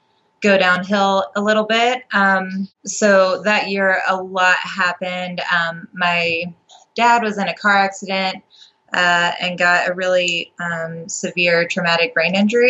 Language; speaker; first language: English; native; English